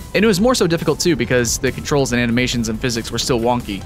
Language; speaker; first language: English; native; English